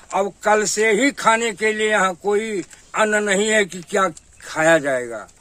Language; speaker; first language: Hindi; native; Hindi